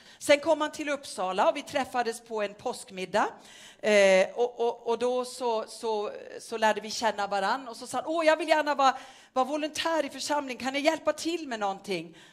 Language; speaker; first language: Swedish; non-native, fluent; Norwegian